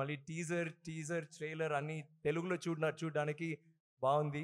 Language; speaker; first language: Telugu; non-native, local second language; Tamil